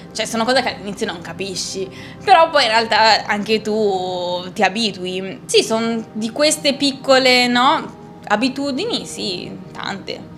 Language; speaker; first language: Italian; native; Italian